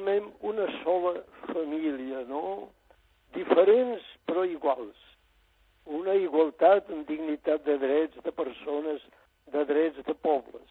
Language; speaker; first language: Catalan; native; Catalan